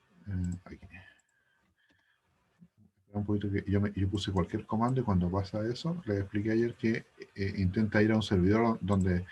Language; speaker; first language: Spanish; native; Spanish